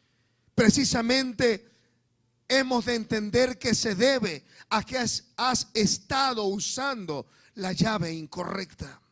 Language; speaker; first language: Spanish; native; Spanish